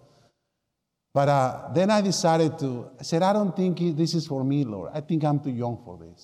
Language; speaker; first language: English; non-native, fluent; Spanish